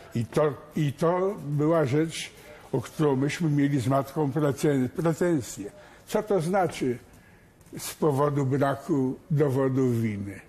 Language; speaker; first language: Polish; native; Polish